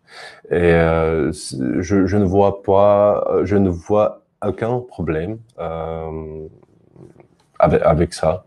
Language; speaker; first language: French; non-native, fluent; Russian